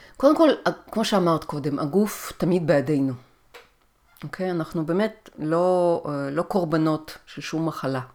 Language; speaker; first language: Hebrew; early bilingual, other home language; Russian